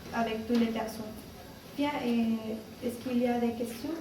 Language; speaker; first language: French; non-native, learner; Spanish